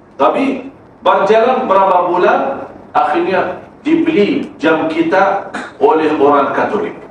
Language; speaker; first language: Malay; non-native, fluent; Arabic